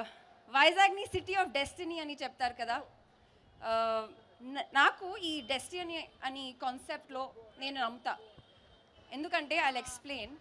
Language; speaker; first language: Telugu; non-native, learner; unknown